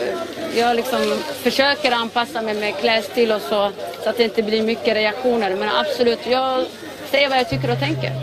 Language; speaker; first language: Swedish; non-native, local second language; Somali